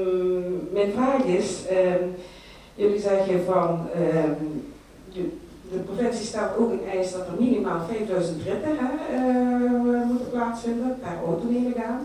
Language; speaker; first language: Dutch; native; Dutch